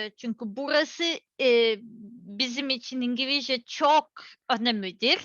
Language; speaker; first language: Turkish; non-native, learner; Serbian